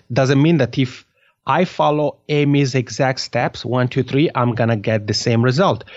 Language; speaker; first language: English; non-native, fluent; French